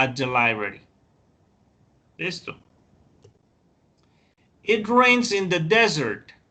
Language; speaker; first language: English; non-native, fluent; Spanish